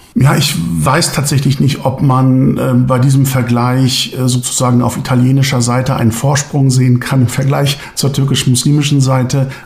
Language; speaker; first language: German; non-native, local second language; Turkish